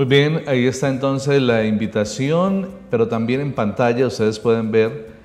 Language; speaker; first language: Spanish; native; Spanish